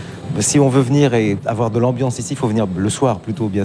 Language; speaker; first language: French; native; French